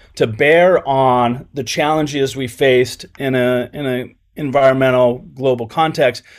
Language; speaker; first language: English; native; English